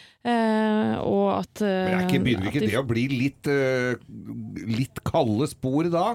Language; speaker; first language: Norwegian; native; Norwegian